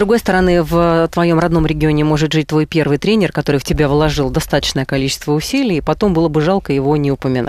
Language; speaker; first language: Russian; native; Russian